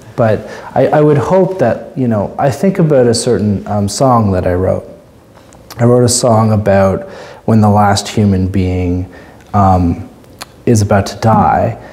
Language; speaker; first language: English; native; English